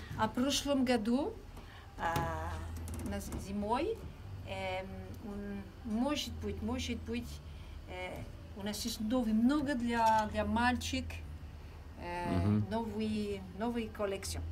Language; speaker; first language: Russian; non-native, learner; French